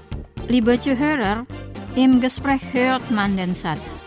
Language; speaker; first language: German; non-native, fluent; Indonesian